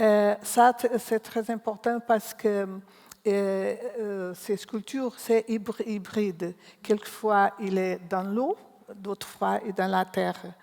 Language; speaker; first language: French; non-native, learner; Portuguese